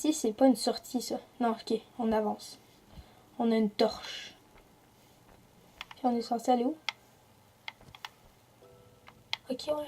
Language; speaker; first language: French; native; French